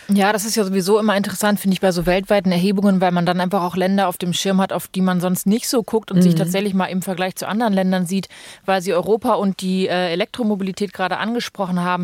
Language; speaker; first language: German; native; German